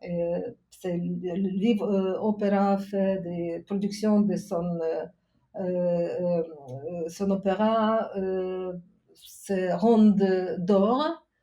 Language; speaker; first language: French; non-native, fluent; Ukrainian